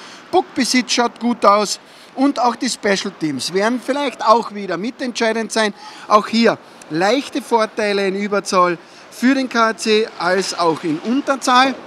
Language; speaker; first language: German; native; German